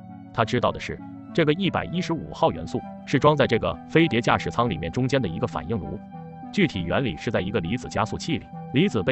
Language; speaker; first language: Chinese; native; Chinese